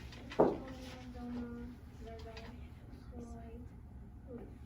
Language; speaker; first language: Spanish; non-native, learner; English